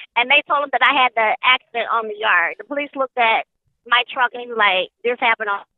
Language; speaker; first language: English; native; English